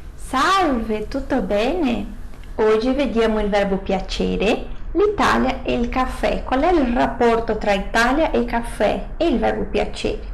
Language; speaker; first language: Italian; non-native, fluent; Portuguese